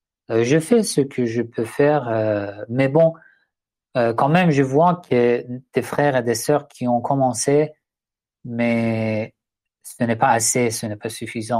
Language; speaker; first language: French; non-native, fluent; Persian